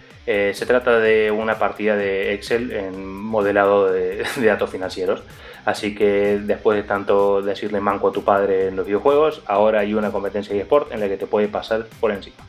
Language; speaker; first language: Spanish; native; Spanish